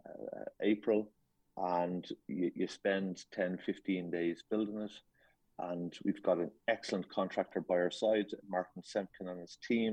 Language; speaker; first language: English; native; English